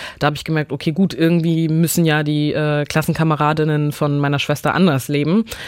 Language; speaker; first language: German; early bilingual, other home language; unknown